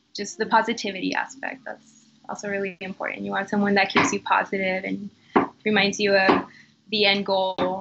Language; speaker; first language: English; early bilingual, other home language; Spanish